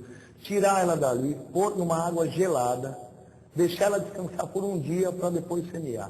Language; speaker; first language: Portuguese; native; Portuguese